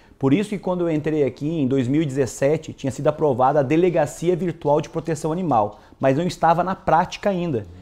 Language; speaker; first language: Portuguese; native; Portuguese